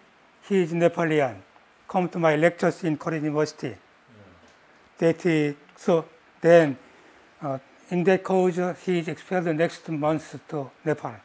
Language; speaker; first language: English; non-native, learner; Korean